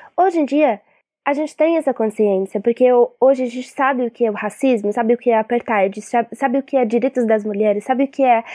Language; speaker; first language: Portuguese; non-native, fluent; Arabic